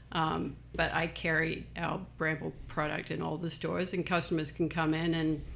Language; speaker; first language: English; native; English